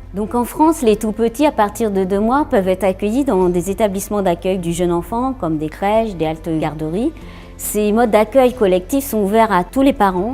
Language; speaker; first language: French; native; French